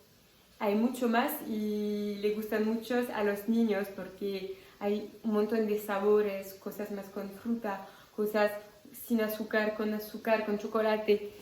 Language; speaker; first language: Spanish; non-native, fluent; French